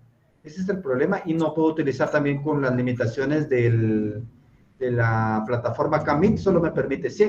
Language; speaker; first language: Spanish; native; Spanish